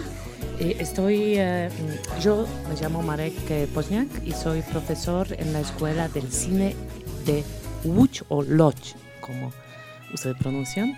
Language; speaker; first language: Spanish; non-native, fluent; Polish